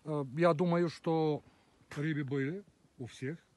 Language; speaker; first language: Russian; non-native, learner; Bulgarian